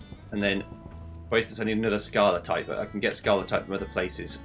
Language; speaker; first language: English; native; English